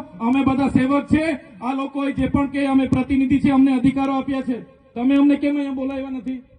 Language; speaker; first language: Gujarati; non-native, local second language; Vasavi